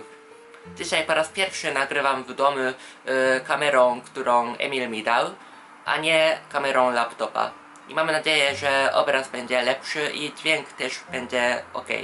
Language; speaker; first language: Polish; non-native, fluent; Japanese